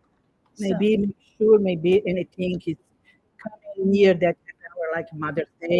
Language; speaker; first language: English; non-native, learner; Portuguese